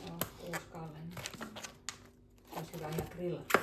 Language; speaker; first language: Finnish; native; Finnish